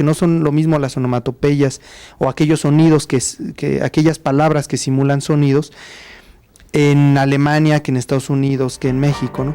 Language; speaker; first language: Spanish; native; Spanish